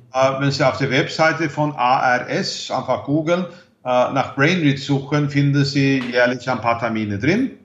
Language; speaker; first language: German; non-native, fluent; Swedish